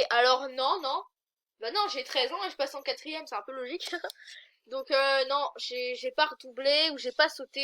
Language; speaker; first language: French; native; French